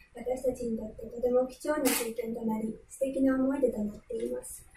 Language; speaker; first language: Japanese; non-native, learner; Armenian